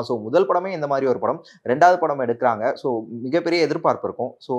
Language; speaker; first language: Tamil; native; Tamil